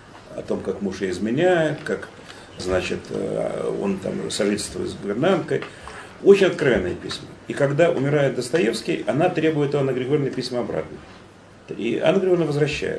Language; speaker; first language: Russian; native; Russian